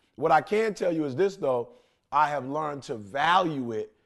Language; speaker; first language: English; native; English